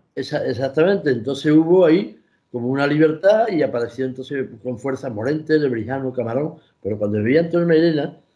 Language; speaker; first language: Spanish; native; Spanish